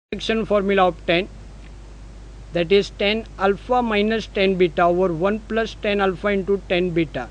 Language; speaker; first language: English; non-native, local second language; Gujarati